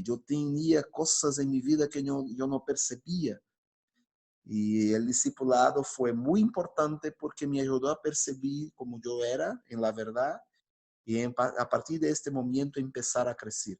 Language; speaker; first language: Spanish; non-native, fluent; Portuguese